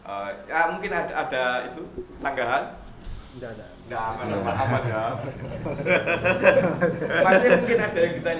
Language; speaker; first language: Indonesian; non-native, local second language; Javanese